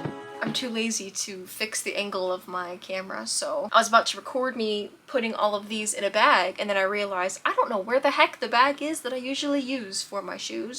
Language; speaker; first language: English; native; English